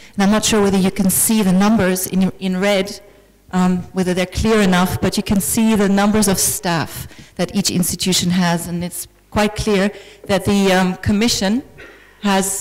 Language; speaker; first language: English; non-native, fluent; German